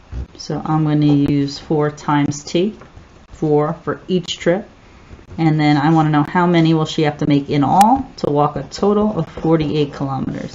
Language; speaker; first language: English; native; English